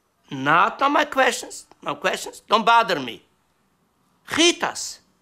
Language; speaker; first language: English; non-native, learner; Yiddish